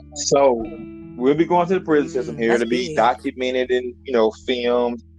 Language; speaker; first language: English; native; English